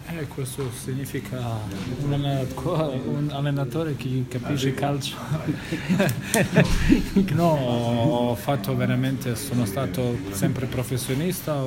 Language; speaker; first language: Italian; non-native, fluent; Bosnian